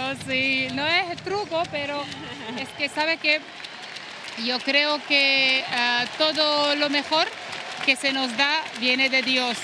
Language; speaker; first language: Spanish; non-native, fluent; Georgian